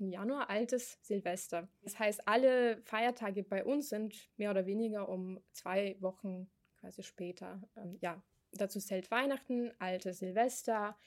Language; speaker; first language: German; non-native, fluent; Ukrainian